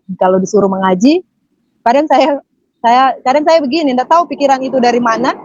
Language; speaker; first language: Indonesian; native; Indonesian